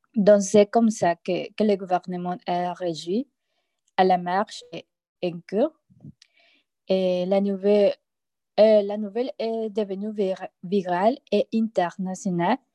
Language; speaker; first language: French; non-native, learner; Spanish